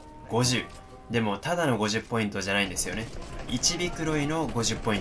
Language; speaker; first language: Japanese; native; Japanese